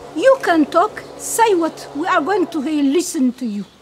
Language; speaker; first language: English; non-native, fluent; Tigrinya